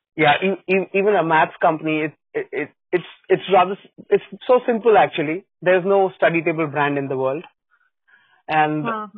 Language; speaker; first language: English; non-native, local second language; Hindi